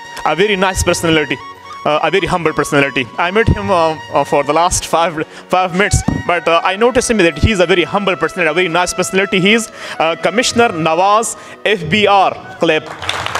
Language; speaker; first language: English; non-native, local second language; Pashto